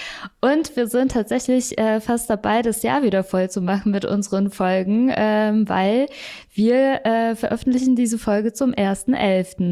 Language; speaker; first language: German; native; German